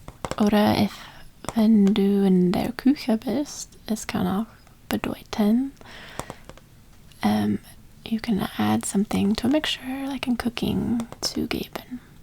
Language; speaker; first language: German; non-native, learner; English